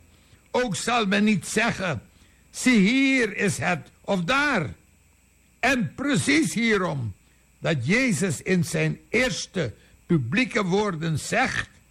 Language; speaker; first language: Dutch; native; Dutch